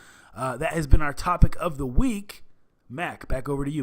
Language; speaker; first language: English; native; English